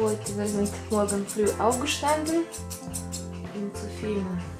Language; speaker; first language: German; non-native, learner; Russian